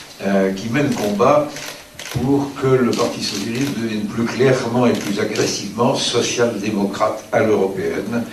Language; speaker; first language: French; native; French